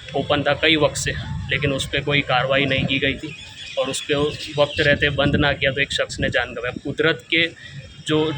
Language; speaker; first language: Hindi; non-native, local second language; Gujarati